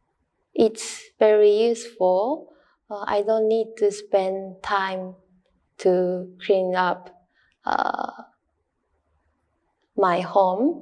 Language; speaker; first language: English; non-native, learner; Japanese